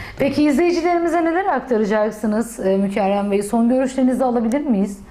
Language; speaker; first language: Turkish; native; Turkish